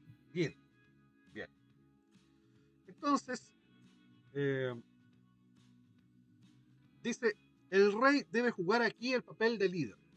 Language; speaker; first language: Spanish; native; Spanish